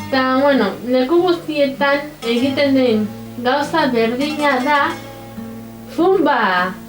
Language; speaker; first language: Basque; non-native, local second language; Spanish